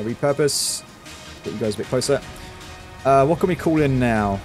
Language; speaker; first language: English; native; English